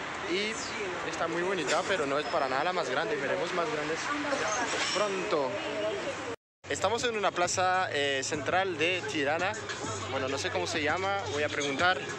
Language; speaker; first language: Spanish; non-native, fluent; French